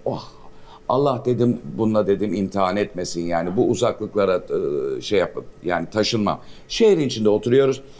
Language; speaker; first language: Turkish; native; Turkish